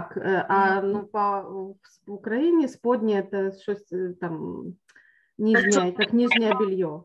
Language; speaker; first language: Polish; non-native, learner; Ukrainian